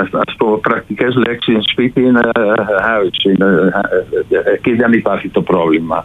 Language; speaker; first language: Greek; non-native, fluent; Dutch